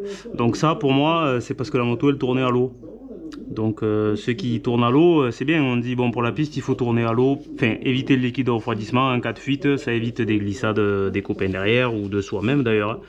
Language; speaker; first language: French; native; French